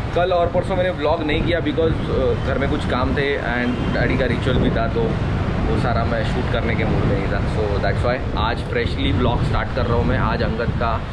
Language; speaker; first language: Hindi; non-native, local second language; Marathi